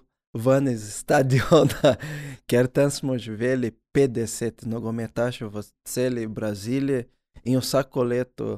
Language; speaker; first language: Slovenian; early bilingual, other home language; Portuguese